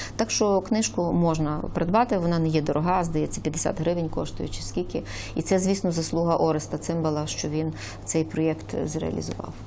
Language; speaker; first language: Ukrainian; native; Ukrainian